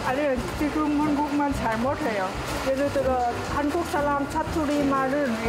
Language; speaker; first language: Korean; non-native, learner; Lao